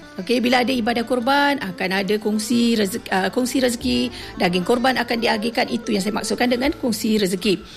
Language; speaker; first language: Malay; non-native, local second language; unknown